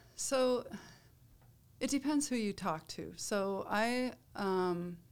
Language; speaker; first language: English; native; English